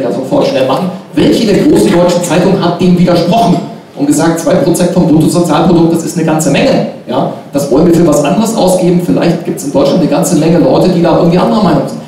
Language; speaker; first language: German; native; German